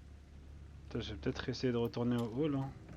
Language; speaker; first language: French; native; French